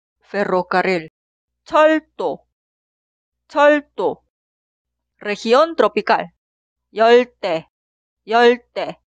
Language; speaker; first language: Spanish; non-native, fluent; Korean